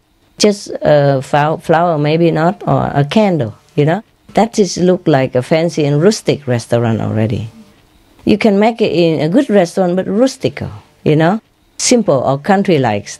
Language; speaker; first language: English; non-native, fluent; Vietnamese